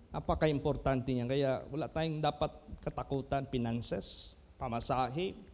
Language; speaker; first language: Filipino; non-native, local second language; Cebuano